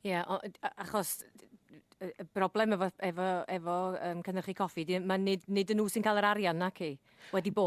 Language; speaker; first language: Welsh; native; Welsh